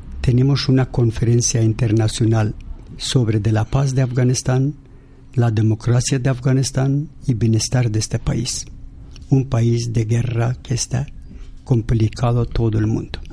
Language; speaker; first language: Spanish; non-native, learner; Persian